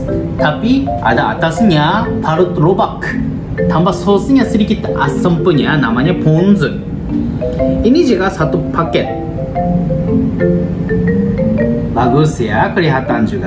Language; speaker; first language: Indonesian; non-native, learner; Japanese